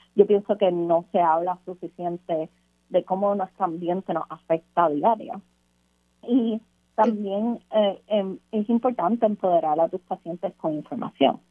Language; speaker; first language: Spanish; native; Spanish